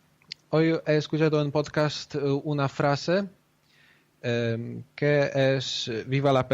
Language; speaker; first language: Spanish; non-native, fluent; Polish